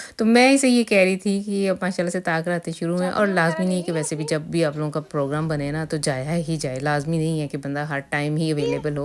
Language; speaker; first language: Urdu; native; Urdu